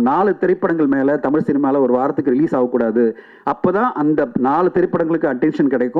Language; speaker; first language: Tamil; native; Tamil